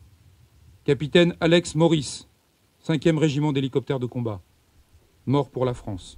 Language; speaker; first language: French; native; French